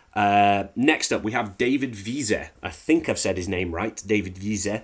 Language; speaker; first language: English; native; English